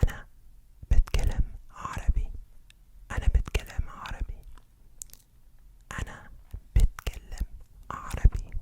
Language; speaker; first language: Arabic; non-native, learner; English